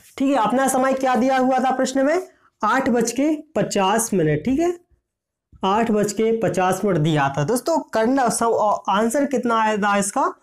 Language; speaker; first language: Hindi; native; Hindi